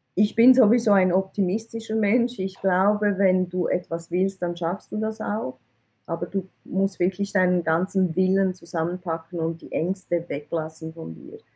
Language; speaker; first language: German; early bilingual, other home language; Persian